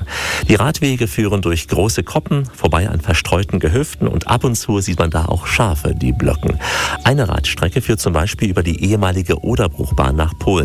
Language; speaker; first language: German; native; German